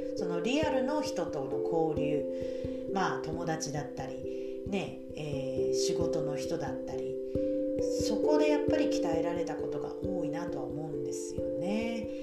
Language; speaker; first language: Japanese; early bilingual, other home language; Chinese